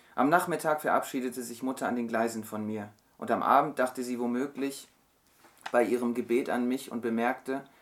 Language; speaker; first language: German; early bilingual, other home language; Turkish